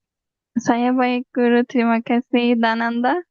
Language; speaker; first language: Indonesian; non-native, learner; Turkish